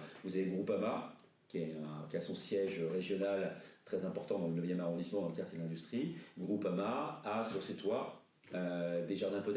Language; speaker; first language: French; native; French